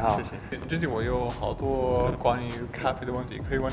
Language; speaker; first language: Chinese; non-native, learner; English